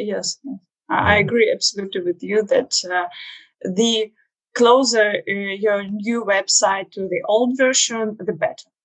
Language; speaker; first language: English; non-native, learner; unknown